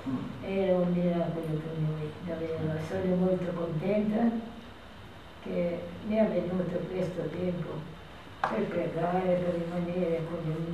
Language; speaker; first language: Italian; non-native, learner; Albanian